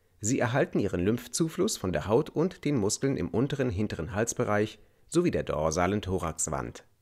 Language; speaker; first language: German; native; German